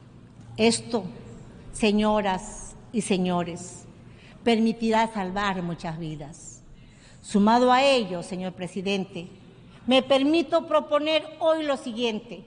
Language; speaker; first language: Spanish; native; Spanish